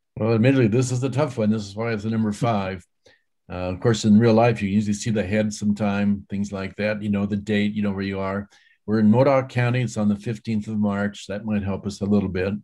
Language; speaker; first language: English; native; English